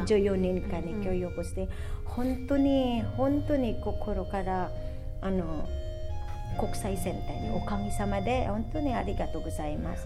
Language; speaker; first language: Japanese; non-native, learner; Filipino